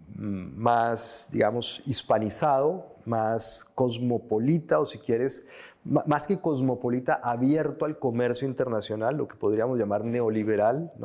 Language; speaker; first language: Spanish; native; Spanish